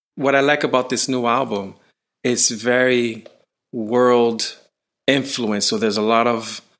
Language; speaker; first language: English; native; English